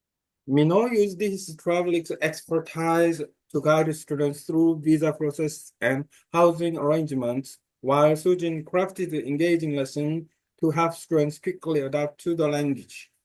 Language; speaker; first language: English; non-native, learner; Korean